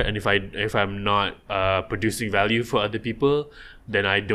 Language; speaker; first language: English; non-native, local second language; Malay